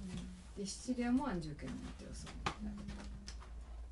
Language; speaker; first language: Japanese; native; Japanese